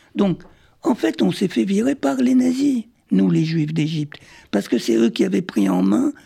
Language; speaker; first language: French; early bilingual, other home language; Arabic